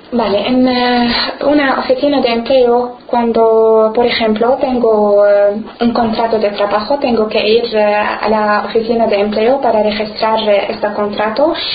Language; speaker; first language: Spanish; non-native, learner; Arabic